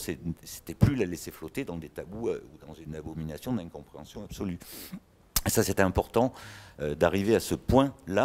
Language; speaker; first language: French; native; French